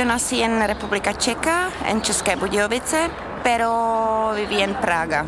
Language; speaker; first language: Spanish; non-native, fluent; Czech